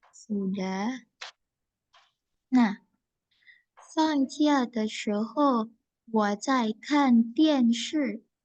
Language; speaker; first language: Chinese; non-native, fluent; Indonesian